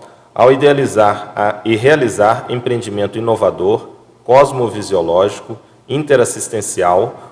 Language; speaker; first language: Portuguese; native; Portuguese